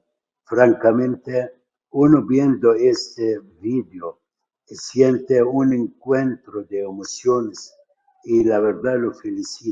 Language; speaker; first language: Spanish; non-native, fluent; Arabic